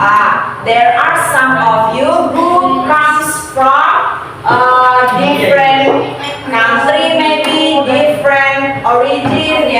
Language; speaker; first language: English; non-native, learner; Indonesian